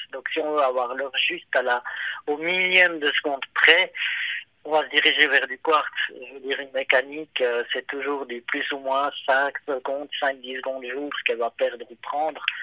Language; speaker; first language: French; native; French